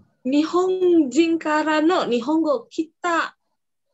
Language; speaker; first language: Japanese; non-native, fluent; Indonesian